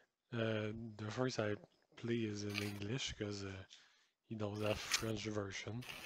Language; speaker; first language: English; non-native, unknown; French